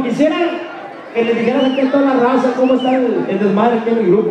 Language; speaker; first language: Spanish; native; Spanish